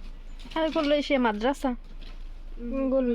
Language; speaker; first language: Arabic; non-native, learner; Bangla